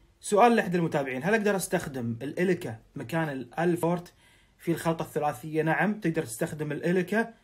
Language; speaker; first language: Arabic; native; Arabic